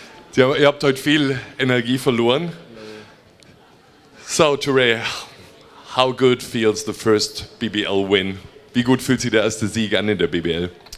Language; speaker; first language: German; native; German